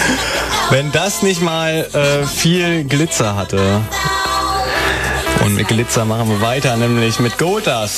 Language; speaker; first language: German; native; German